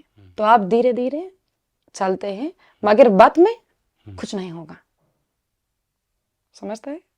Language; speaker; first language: Hindi; non-native, learner; Spanish